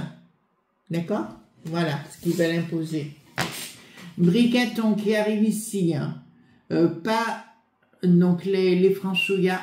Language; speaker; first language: French; native; French